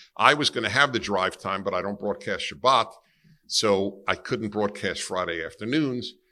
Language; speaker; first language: English; native; English